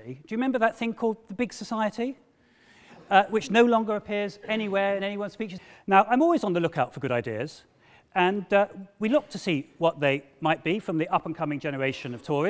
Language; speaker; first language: English; native; English